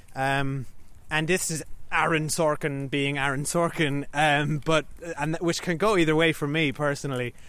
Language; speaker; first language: English; native; English